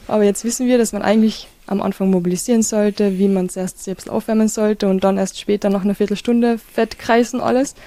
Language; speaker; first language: German; native; German